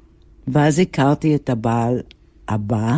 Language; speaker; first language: Hebrew; non-native, fluent; English